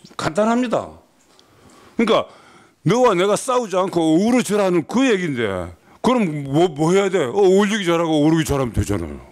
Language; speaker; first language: Korean; native; Korean